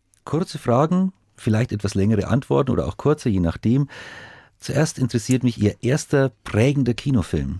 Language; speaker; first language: German; native; German